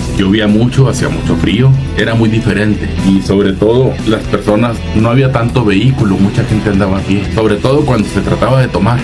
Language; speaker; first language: Spanish; native; Spanish